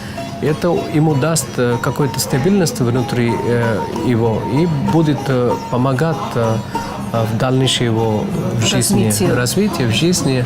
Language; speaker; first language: Russian; non-native, fluent; Tamil